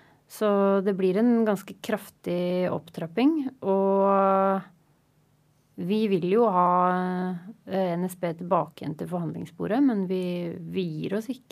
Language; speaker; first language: Norwegian; native; Norwegian